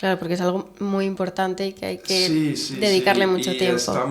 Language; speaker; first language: Spanish; native; Spanish